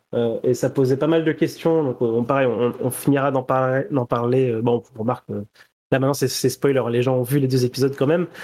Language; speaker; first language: French; native; French